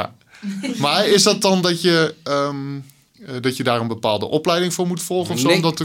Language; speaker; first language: Dutch; native; Dutch